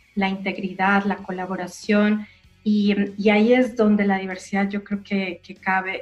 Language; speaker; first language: Spanish; native; Spanish